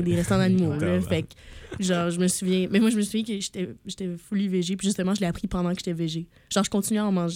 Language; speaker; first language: French; native; French